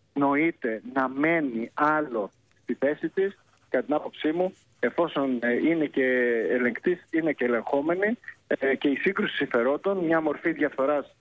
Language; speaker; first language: Greek; native; Greek